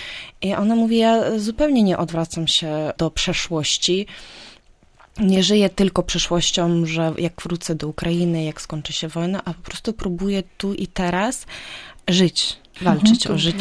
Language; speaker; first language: Polish; non-native, fluent; Ukrainian